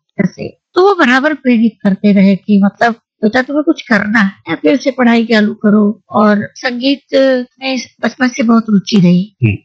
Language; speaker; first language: Hindi; native; Hindi